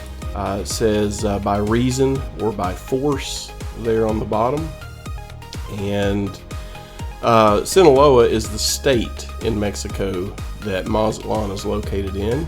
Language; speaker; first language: English; native; English